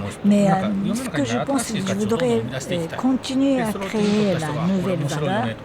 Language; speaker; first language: French; non-native, fluent; Japanese